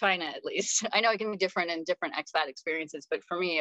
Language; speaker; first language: English; native; English